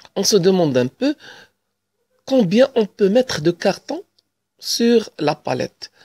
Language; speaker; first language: French; non-native, local second language; Arabic